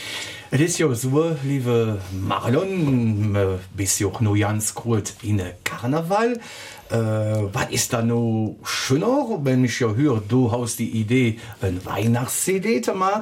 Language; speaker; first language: German; native; German